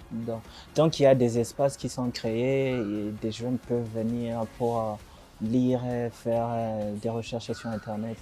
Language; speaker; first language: French; non-native, local second language; Rundi